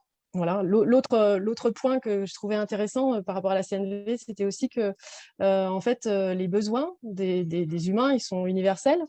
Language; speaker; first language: French; native; French